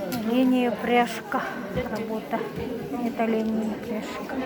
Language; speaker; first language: Russian; non-native, local second language; Yakut